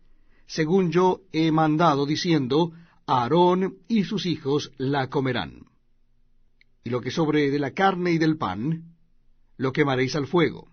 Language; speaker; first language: Spanish; native; Spanish